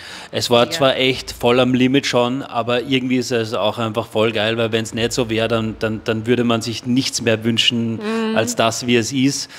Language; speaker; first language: German; native; German